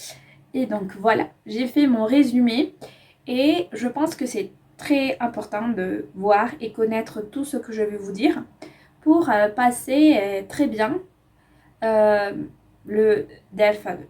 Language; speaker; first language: French; non-native, fluent; Spanish